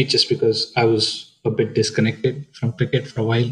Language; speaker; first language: English; non-native, local second language; Tamil